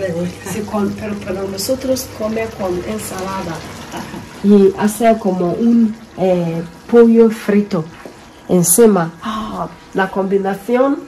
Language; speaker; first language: Spanish; non-native, learner; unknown